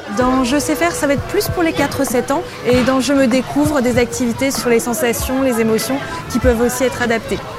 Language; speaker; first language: French; native; French